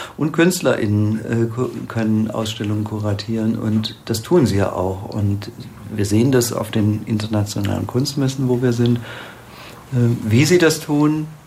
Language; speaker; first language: German; native; German